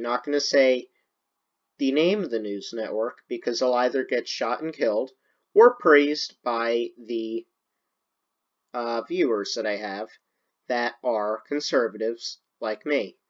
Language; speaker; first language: English; native; English